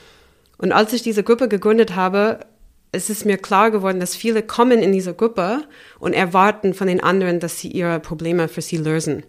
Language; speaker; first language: German; non-native, fluent; English